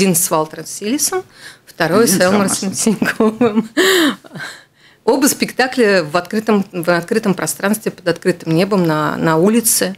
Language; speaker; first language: Russian; native; Russian